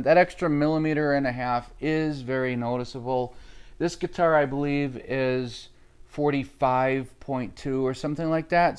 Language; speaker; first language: English; native; English